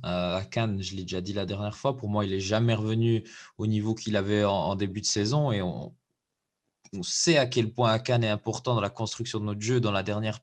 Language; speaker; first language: French; native; French